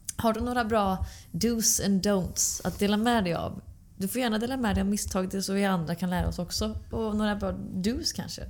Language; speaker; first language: Swedish; native; Swedish